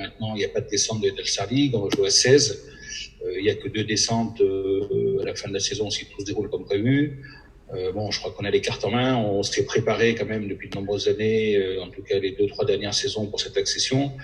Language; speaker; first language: French; native; French